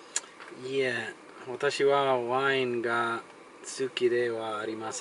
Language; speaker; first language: Japanese; non-native, learner; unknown